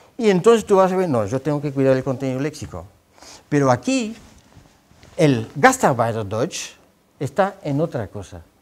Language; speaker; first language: Spanish; non-native, fluent; Dutch